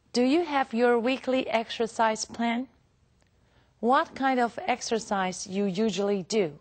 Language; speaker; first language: English; non-native, fluent; Chinese